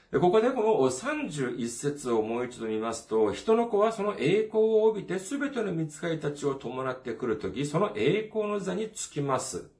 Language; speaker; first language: Japanese; non-native, fluent; Korean